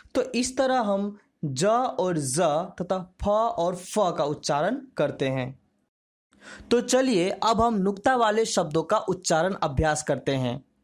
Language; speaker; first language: Hindi; native; Hindi